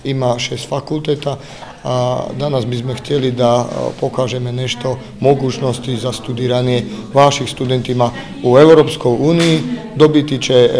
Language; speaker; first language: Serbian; non-native, learner; Slovak